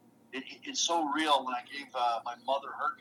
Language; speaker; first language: English; native; English